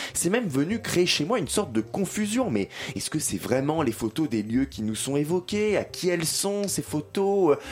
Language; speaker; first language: French; native; French